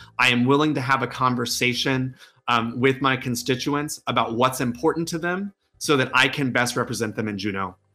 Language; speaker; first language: English; native; English